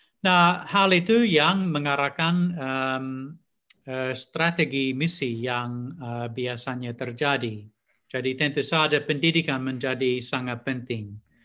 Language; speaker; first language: Indonesian; non-native, fluent; English